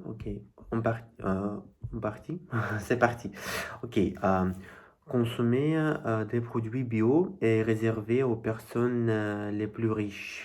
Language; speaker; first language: French; non-native, fluent; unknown